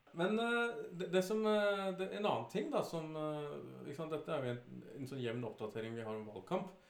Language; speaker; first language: Norwegian; early bilingual, other home language; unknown